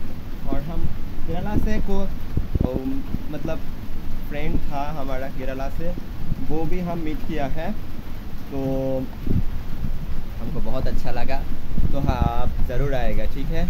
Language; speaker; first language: Hindi; non-native, learner; Bangla